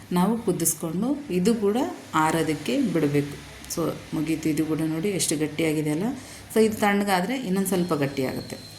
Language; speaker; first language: Kannada; non-native, local second language; Telugu